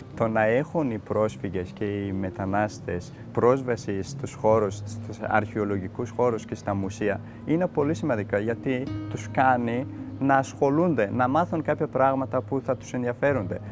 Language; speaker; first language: Greek; non-native, fluent; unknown